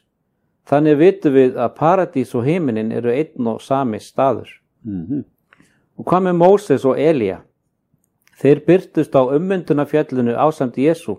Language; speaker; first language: Icelandic; native; Icelandic